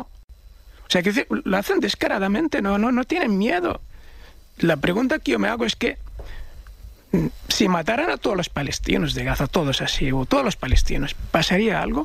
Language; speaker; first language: Spanish; non-native, fluent; Arabic